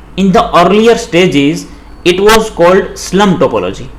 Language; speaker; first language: English; non-native, local second language; Gujarati